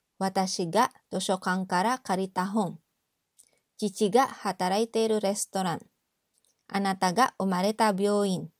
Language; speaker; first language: Japanese; non-native, fluent; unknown